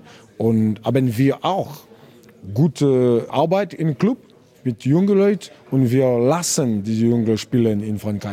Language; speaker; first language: German; non-native, learner; French